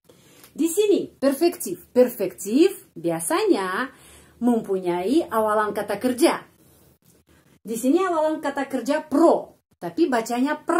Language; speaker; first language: Indonesian; non-native, fluent; Russian